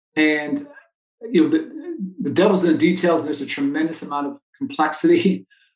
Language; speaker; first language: English; native; English